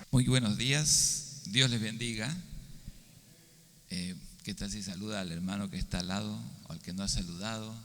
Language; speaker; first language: Spanish; native; Spanish